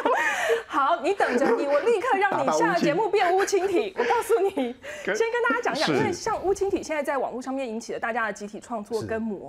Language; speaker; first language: Chinese; native; Chinese